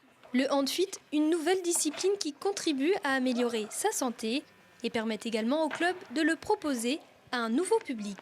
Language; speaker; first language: French; native; French